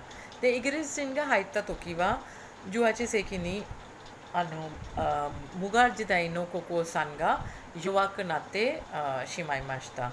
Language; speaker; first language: Japanese; non-native, fluent; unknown